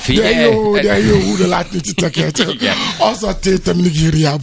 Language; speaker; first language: Hungarian; non-native, fluent; Yoruba